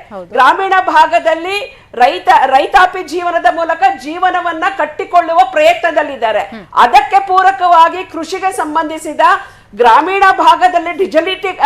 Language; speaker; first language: Kannada; native; Kannada